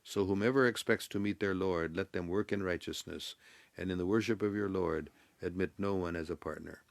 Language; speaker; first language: English; native; English